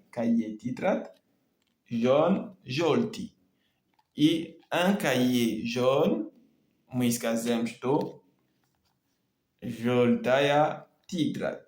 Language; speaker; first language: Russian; non-native, learner; French